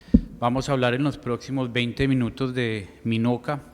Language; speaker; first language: Spanish; native; Spanish